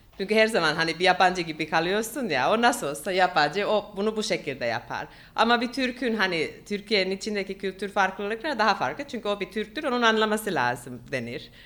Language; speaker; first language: Turkish; non-native, fluent; Finnish